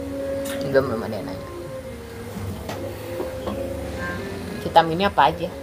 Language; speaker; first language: Indonesian; native; Indonesian